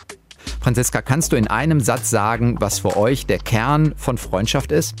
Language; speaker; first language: German; native; German